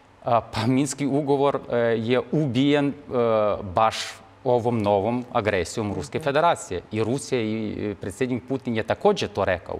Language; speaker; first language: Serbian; non-native, fluent; Ukrainian